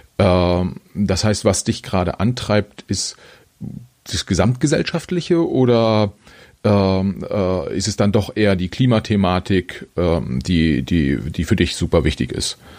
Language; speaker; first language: German; native; German